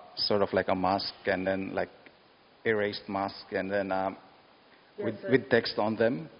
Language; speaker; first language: English; non-native, local second language; Cebuano